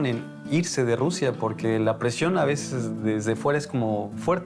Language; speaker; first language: Spanish; native; Spanish